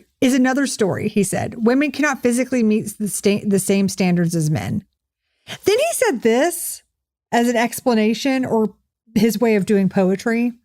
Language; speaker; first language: English; native; English